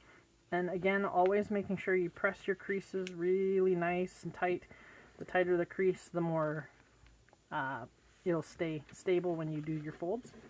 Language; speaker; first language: English; native; English